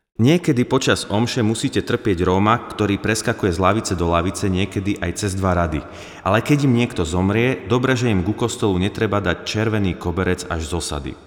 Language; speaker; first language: Slovak; native; Slovak